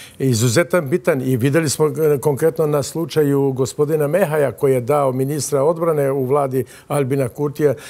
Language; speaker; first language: Bosnian; non-native, local second language; Albanian